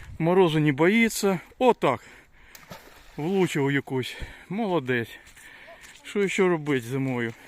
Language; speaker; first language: Ukrainian; non-native, local second language; Russian